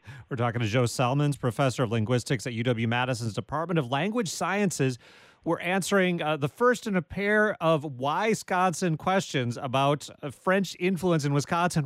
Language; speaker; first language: English; native; English